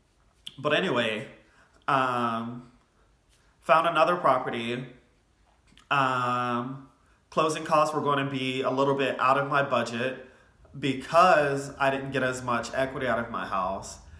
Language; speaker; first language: English; native; English